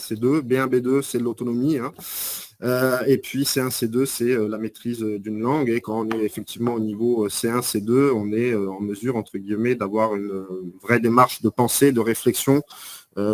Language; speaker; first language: French; native; French